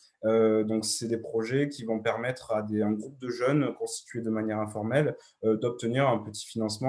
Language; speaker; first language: French; native; French